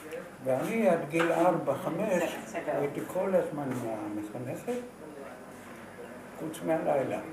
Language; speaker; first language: Hebrew; non-native, fluent; Hungarian